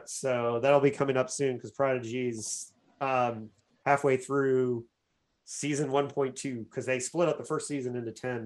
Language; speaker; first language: English; native; English